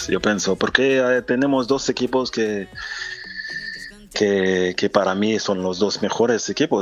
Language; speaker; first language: Spanish; non-native, fluent; French